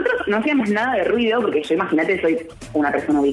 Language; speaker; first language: Spanish; native; Spanish